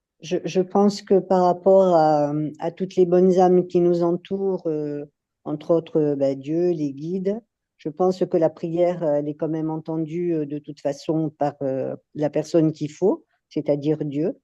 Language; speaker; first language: French; native; French